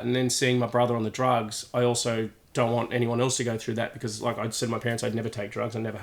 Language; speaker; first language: English; native; English